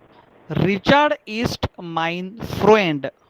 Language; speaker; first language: German; non-native, fluent; Hindi